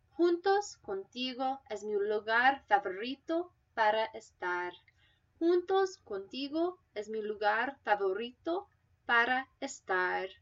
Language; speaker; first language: Spanish; non-native, fluent; English